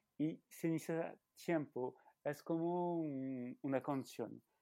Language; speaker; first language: Spanish; non-native, learner; French